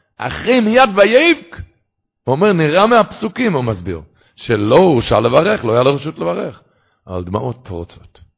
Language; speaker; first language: Hebrew; non-native, local second language; Yiddish